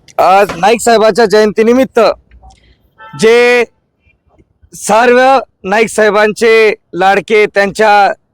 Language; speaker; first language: Marathi; non-native, local second language; Lambadi